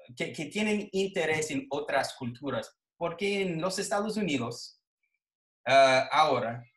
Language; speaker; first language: Spanish; non-native, fluent; English